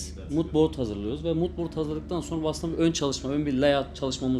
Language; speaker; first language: Turkish; native; Turkish